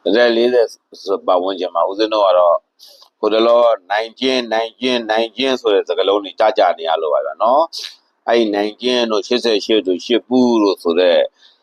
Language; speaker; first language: Burmese; native; Burmese